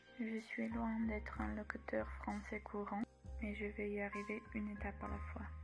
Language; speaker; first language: French; non-native, learner; Croatian